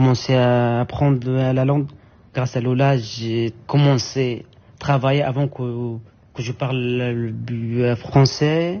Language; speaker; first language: French; non-native, learner; Arabic